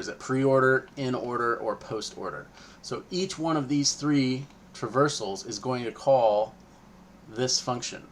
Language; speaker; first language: English; native; English